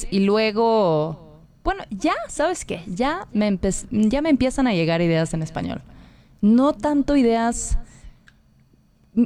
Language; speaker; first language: Spanish; non-native, fluent; Swedish